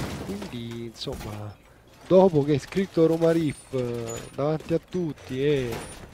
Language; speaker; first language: Italian; native; Italian